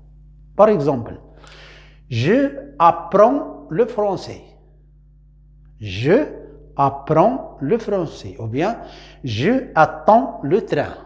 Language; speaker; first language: French; non-native, local second language; Arabic